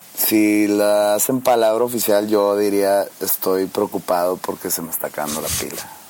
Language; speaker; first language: Spanish; native; Spanish